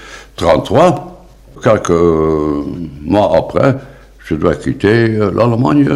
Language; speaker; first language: French; non-native, fluent; Dutch